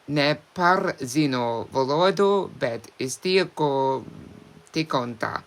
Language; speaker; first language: Latvian; non-native, learner; English